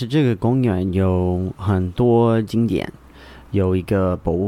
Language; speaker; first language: Chinese; non-native, learner; English